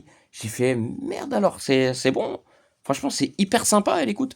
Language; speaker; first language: French; native; French